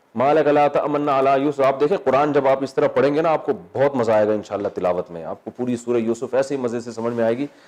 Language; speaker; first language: Urdu; native; Urdu